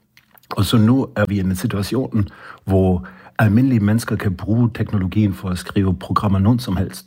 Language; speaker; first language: Danish; non-native, fluent; German